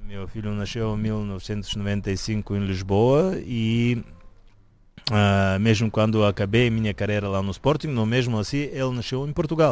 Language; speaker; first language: Portuguese; non-native, fluent; Bulgarian